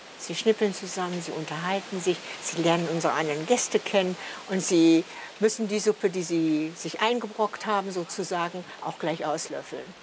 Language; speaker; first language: German; native; German